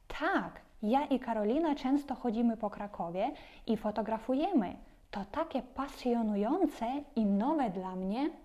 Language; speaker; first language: Polish; non-native, fluent; Ukrainian